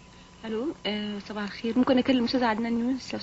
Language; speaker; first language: Arabic; native; Arabic